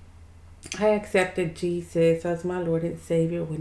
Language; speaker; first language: English; early bilingual, other home language; Spanish